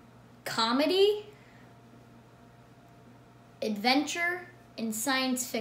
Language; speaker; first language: English; native; English